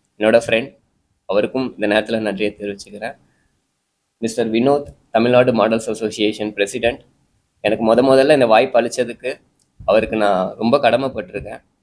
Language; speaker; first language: Tamil; native; Tamil